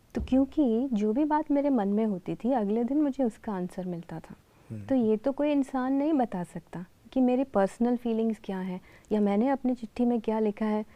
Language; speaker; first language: Hindi; native; Hindi